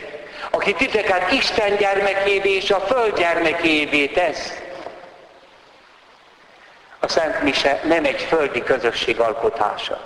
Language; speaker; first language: Hungarian; native; Hungarian